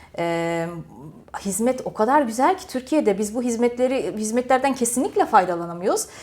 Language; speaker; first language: Turkish; early bilingual, heritage; Turkish